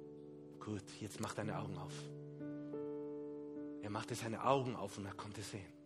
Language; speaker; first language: German; non-native, fluent; Spanish